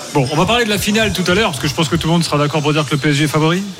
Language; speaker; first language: French; native; French